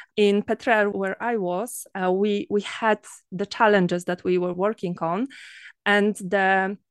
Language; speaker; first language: English; non-native, fluent; Polish